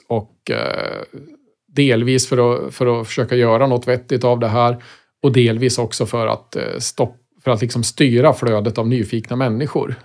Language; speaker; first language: Swedish; native; Swedish